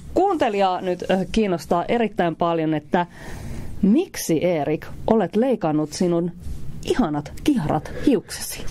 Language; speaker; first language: Finnish; native; Finnish